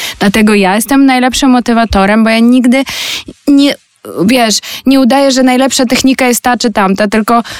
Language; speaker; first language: Polish; non-native, fluent; Ukrainian